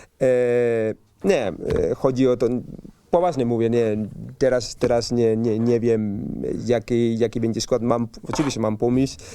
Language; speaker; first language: Polish; non-native, learner; Spanish